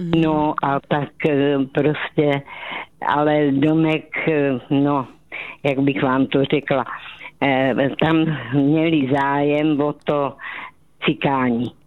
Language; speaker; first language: Czech; native; Czech